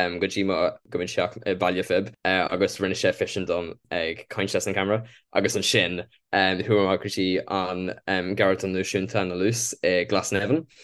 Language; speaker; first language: Irish; non-native, local second language; English